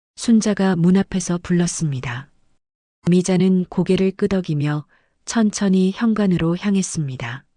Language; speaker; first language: Korean; native; Korean